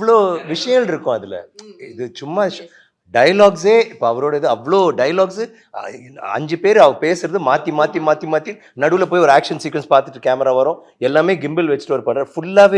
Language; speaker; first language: Tamil; native; Tamil